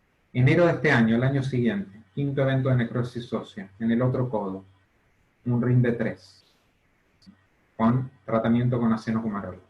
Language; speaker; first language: Spanish; native; Spanish